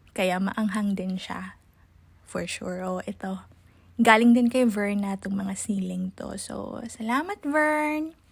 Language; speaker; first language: Filipino; non-native, local second language; Cebuano